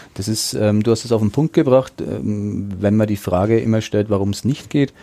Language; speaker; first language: German; native; German